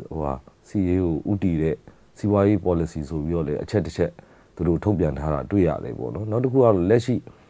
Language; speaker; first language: Burmese; native; Burmese